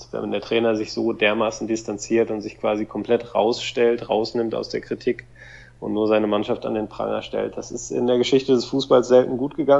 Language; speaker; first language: German; native; German